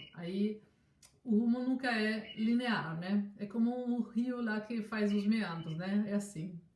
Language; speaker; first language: Portuguese; non-native, fluent; Italian